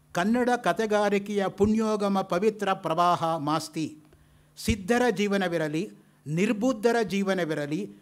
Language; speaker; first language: Kannada; native; Kannada